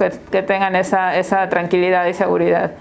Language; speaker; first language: Spanish; native; Spanish